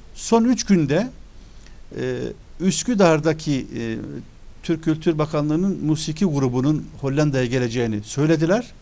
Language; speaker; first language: Turkish; early bilingual, other home language; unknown